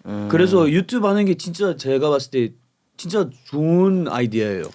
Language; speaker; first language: Korean; non-native, fluent; English